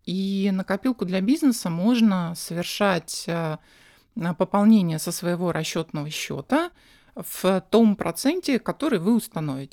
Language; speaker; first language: Russian; native; Russian